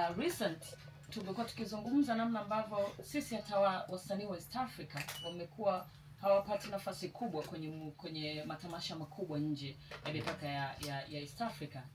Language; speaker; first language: Swahili; native; Swahili